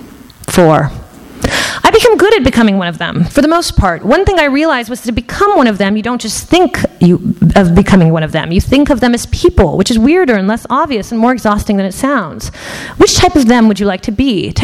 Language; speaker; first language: English; early bilingual, other home language; Persian